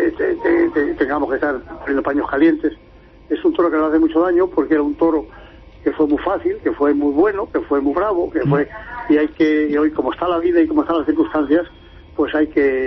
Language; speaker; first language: Spanish; native; Spanish